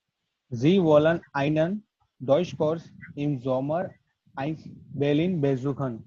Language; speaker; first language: German; non-native, learner; Gujarati